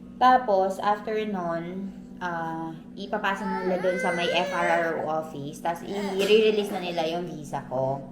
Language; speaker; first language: Filipino; non-native, local second language; Cebuano